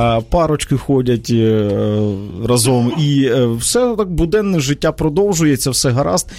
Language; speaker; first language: Ukrainian; native; Ukrainian